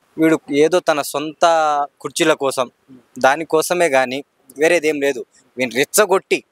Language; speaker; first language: Telugu; non-native, local second language; Lambadi